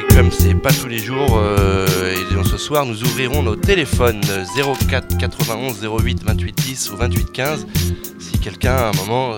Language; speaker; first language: French; native; French